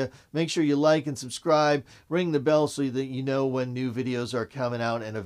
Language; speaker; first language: English; native; English